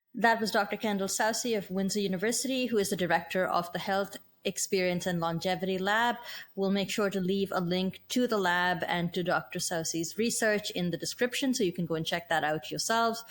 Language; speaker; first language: English; native; English